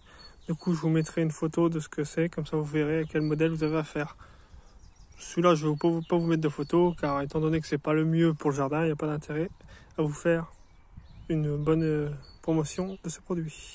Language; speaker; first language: French; native; French